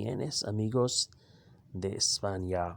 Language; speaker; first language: Spanish; non-native, learner; Urdu